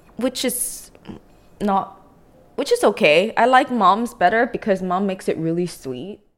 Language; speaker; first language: English; non-native, local second language; Cantonese